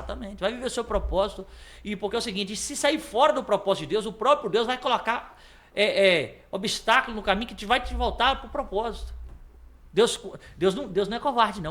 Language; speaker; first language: Portuguese; native; Portuguese